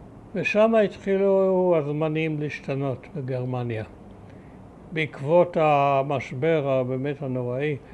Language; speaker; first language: Hebrew; early bilingual, other home language; German